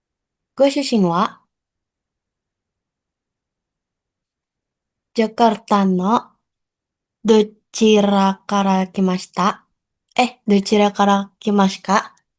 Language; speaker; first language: Japanese; non-native, learner; Indonesian